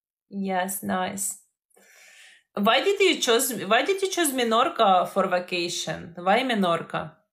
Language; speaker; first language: English; non-native, fluent; Ukrainian